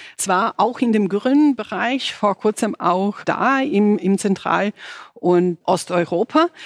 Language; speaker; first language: German; non-native, fluent; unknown